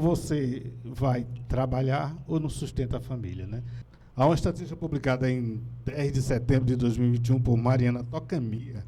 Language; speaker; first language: Portuguese; native; Portuguese